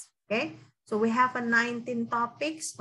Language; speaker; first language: English; non-native, fluent; Indonesian